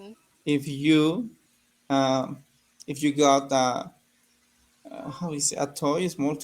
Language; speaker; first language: English; non-native, learner; Spanish